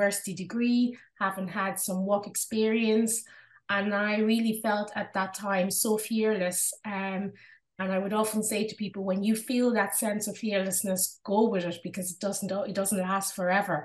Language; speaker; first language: English; non-native, local second language; Yoruba